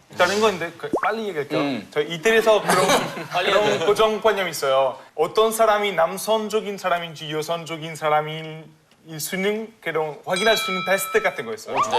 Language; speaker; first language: Korean; non-native, fluent; Italian